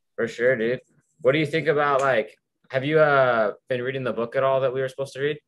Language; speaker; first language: English; native; English